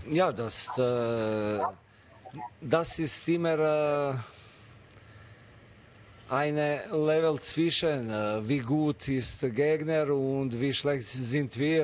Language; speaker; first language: German; non-native, fluent; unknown